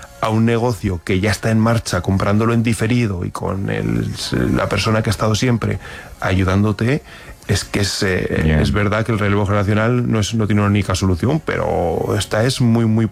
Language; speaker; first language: Spanish; native; Spanish